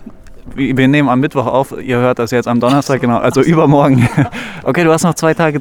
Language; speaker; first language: German; native; German